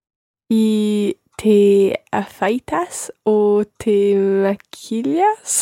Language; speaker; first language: Spanish; non-native, learner; English